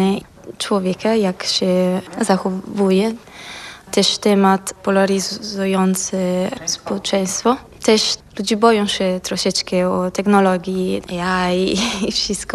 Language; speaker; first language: Polish; non-native, fluent; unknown